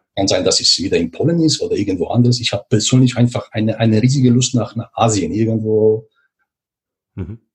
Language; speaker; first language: German; non-native, learner; Polish